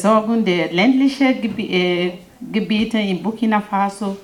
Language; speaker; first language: German; non-native, fluent; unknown